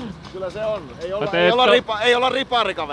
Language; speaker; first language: Finnish; native; Finnish